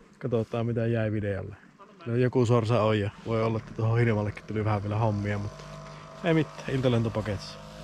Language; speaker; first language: Finnish; native; Finnish